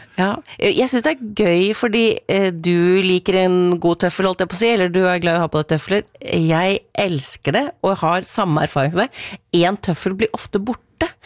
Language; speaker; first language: Norwegian; native; Norwegian